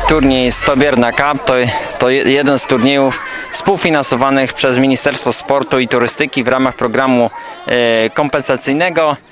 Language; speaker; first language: Polish; native; Polish